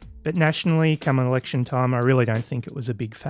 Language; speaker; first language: English; native; English